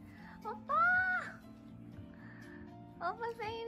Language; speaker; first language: Korean; early bilingual, heritage; Korean